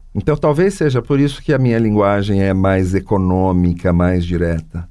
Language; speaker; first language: Portuguese; native; Portuguese